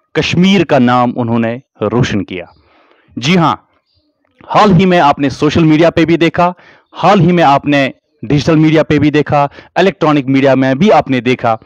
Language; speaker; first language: Hindi; non-native, local second language; Kashmiri